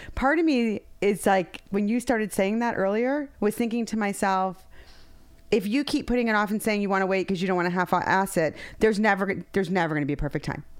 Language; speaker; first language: English; native; English